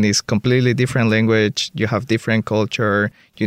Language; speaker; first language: English; non-native, fluent; Spanish